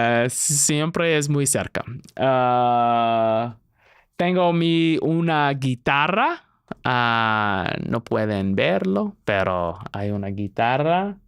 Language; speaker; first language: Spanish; non-native, learner; English